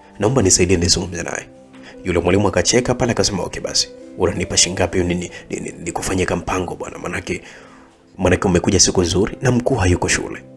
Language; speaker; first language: Swahili; native; Swahili